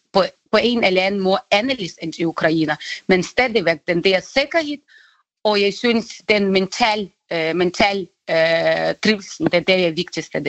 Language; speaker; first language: Danish; non-native, fluent; Ukrainian